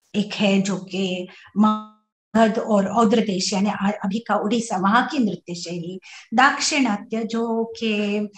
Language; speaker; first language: Hindi; non-native, local second language; Marathi